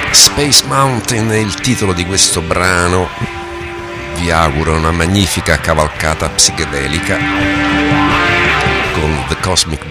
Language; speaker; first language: Italian; native; Italian